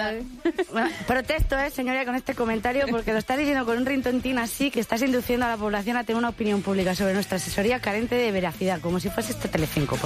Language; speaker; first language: Spanish; native; Spanish